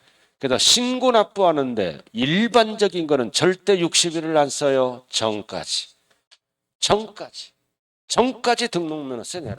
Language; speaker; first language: Korean; native; Korean